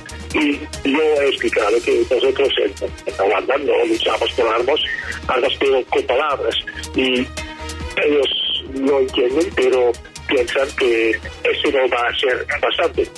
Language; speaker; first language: Spanish; non-native, learner; Dutch